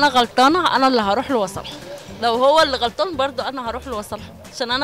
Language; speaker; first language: Arabic; native; Arabic